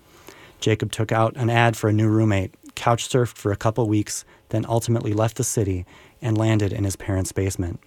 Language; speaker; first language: English; native; English